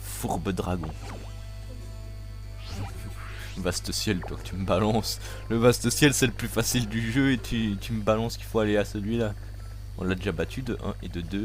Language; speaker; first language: French; native; French